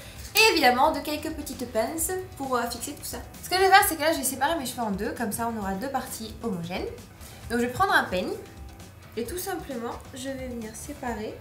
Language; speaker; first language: French; native; French